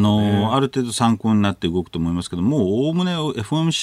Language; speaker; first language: Japanese; native; Japanese